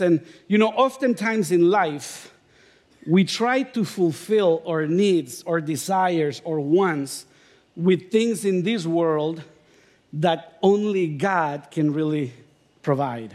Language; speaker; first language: English; non-native, fluent; Spanish